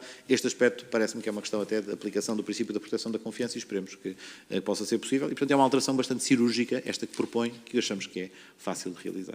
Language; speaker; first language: Portuguese; native; Portuguese